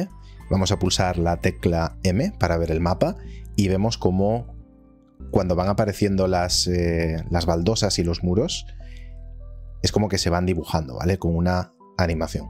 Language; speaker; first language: Spanish; native; Spanish